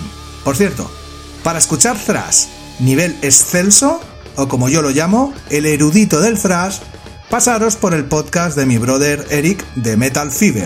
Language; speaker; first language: Spanish; native; Spanish